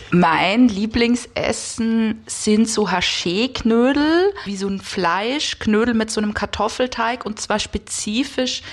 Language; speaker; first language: German; native; German